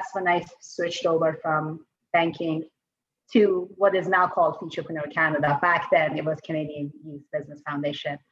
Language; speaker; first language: English; non-native, fluent; Persian